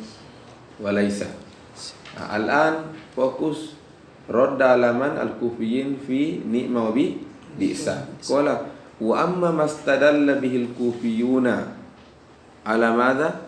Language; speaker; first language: Arabic; non-native, fluent; Indonesian